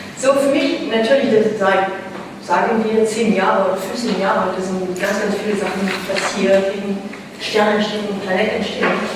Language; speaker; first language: German; non-native, learner; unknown